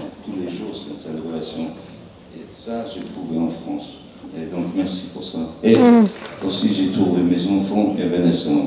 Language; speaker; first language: French; non-native, learner; English